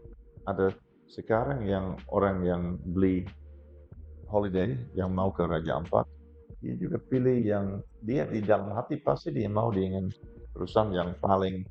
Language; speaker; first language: Indonesian; non-native, fluent; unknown